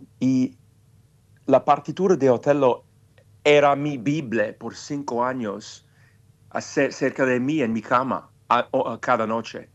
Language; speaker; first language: Spanish; non-native, fluent; English